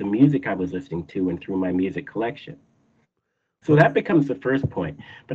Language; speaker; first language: English; native; English